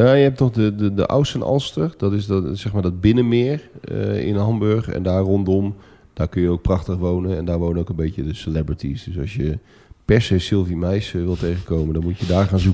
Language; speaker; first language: Dutch; native; Dutch